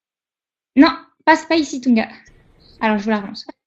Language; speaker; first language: French; native; French